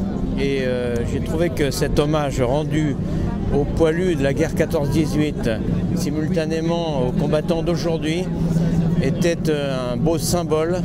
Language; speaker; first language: French; native; French